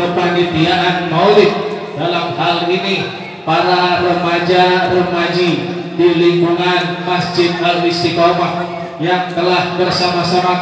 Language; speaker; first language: Indonesian; native; Indonesian